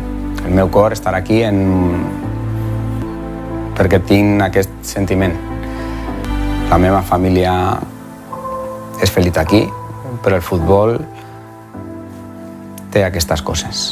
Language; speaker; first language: Catalan; non-native, learner; Spanish